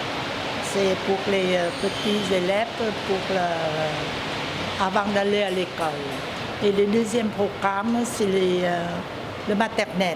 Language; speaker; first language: French; non-native, learner; Vietnamese